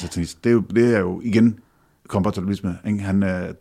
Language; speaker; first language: Danish; native; Danish